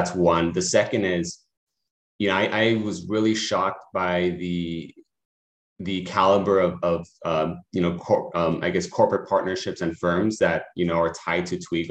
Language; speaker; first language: English; native; English